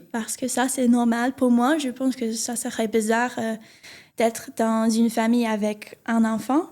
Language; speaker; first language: French; non-native, learner; English